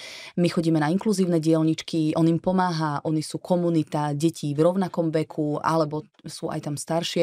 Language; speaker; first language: Slovak; native; Slovak